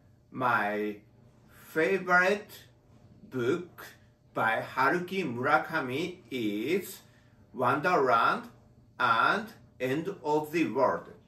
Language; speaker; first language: English; non-native, learner; Japanese